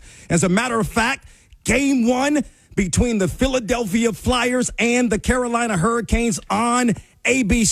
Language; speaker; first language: English; native; English